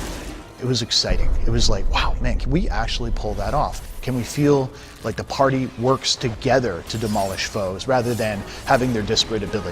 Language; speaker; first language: English; native; English